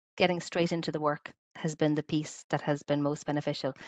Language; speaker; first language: English; native; English